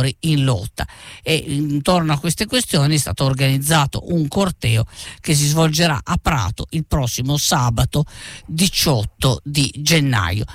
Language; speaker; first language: Italian; native; Italian